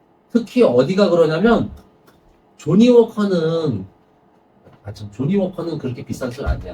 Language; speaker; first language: Korean; native; Korean